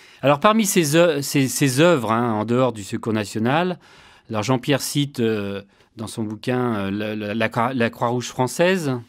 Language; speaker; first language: French; native; French